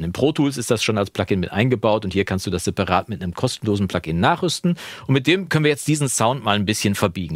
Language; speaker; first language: German; native; German